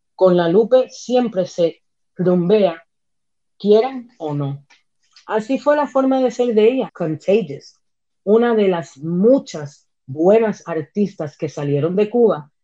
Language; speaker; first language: Spanish; early bilingual, heritage; Spanish